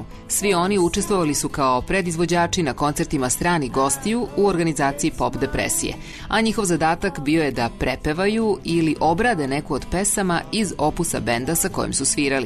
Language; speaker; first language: Serbian; native; Serbian